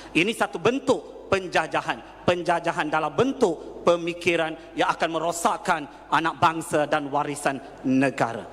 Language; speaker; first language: Malay; non-native, local second language; Tamil